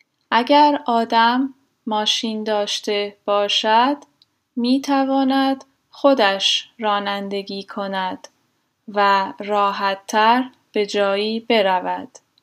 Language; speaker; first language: Persian; non-native, fluent; German